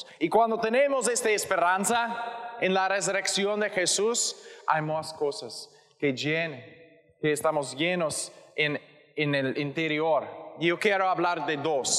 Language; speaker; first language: Spanish; non-native, learner; English